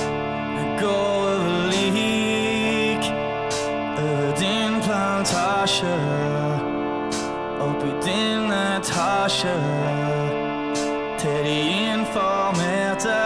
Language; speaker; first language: Norwegian; native; Norwegian